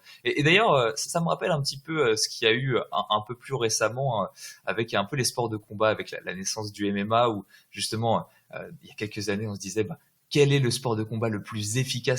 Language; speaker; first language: French; native; French